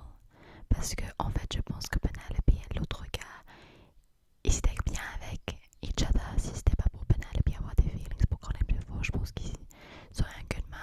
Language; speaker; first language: French; early bilingual, heritage; English